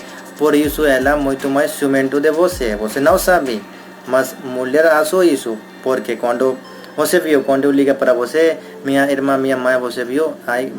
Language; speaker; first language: Portuguese; non-native, learner; Hindi